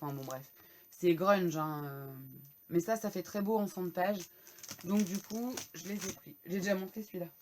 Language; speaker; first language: French; native; French